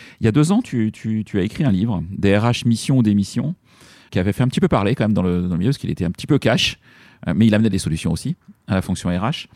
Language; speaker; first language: French; native; French